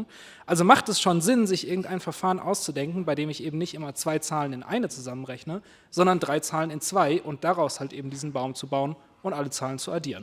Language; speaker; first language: German; native; German